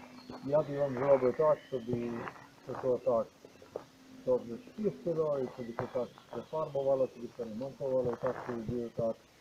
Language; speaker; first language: Polish; non-native, learner; Croatian